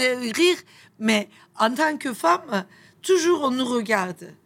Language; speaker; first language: French; non-native, fluent; Turkish